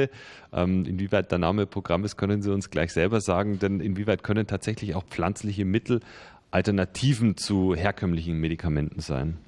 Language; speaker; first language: German; native; German